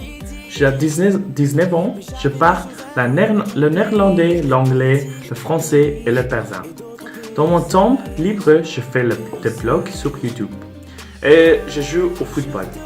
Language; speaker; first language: French; non-native, local second language; Persian